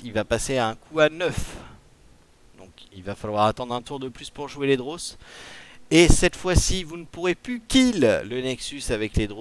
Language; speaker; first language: French; native; French